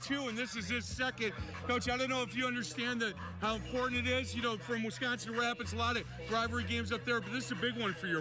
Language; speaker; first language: English; native; English